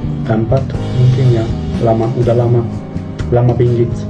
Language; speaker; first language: Indonesian; non-native, fluent; Hungarian